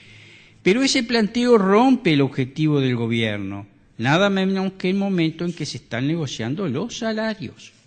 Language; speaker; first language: Spanish; native; Spanish